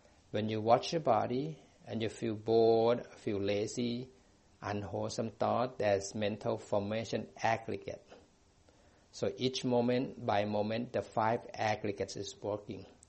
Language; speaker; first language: English; non-native, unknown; Thai